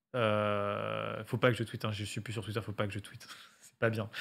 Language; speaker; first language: French; native; French